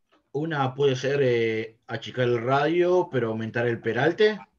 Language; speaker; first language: Spanish; native; Spanish